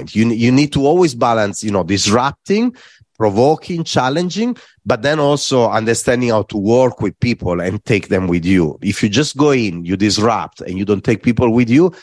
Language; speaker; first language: English; non-native, fluent; Italian